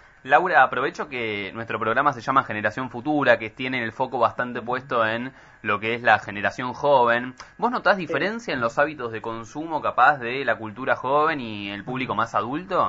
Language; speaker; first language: Spanish; native; Spanish